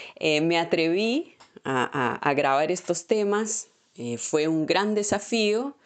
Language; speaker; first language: Spanish; native; Spanish